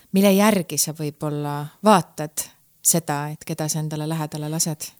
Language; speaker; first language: Estonian; native; Estonian